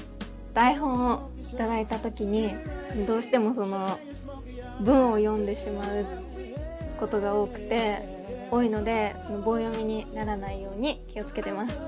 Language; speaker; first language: Japanese; native; Japanese